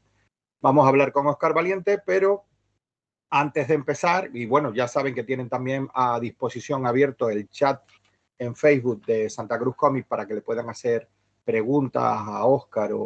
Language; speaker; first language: Spanish; native; Spanish